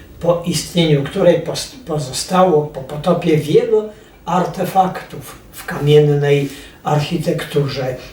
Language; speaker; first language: Polish; native; Polish